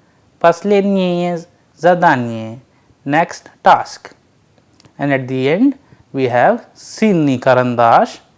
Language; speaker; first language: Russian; non-native, fluent; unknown